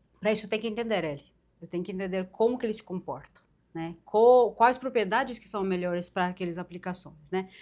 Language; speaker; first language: Portuguese; non-native, fluent; Romanian